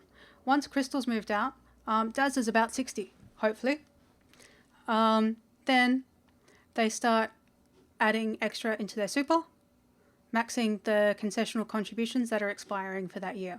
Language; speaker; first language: English; native; English